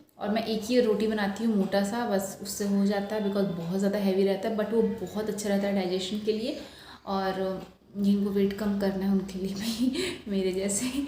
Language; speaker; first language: Hindi; non-native, local second language; Bangla